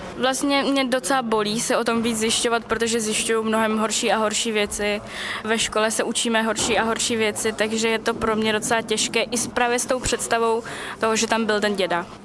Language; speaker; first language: Czech; native; Czech